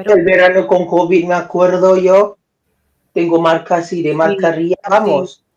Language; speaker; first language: Spanish; non-native, fluent; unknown